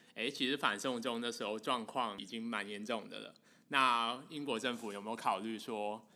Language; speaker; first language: Chinese; non-native, local second language; Cantonese